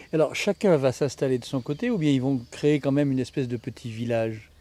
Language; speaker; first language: French; native; French